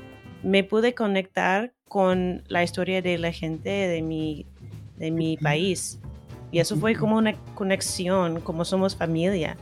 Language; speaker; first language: Spanish; non-native, fluent; English